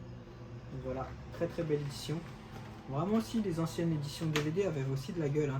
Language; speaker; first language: French; native; French